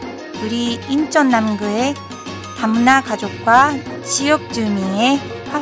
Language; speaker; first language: Korean; native; Korean